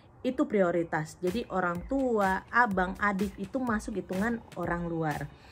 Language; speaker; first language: Indonesian; native; Indonesian